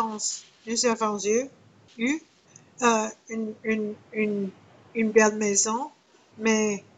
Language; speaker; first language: French; non-native, learner; English